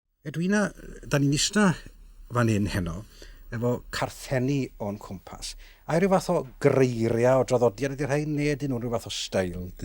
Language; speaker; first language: Welsh; native; Welsh